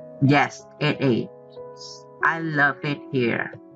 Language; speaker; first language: English; non-native, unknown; Vietnamese